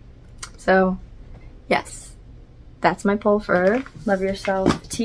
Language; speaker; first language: English; native; English